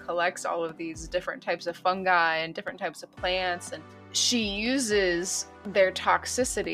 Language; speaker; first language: English; native; English